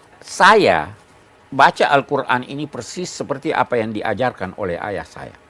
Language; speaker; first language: Indonesian; non-native, local second language; Buginese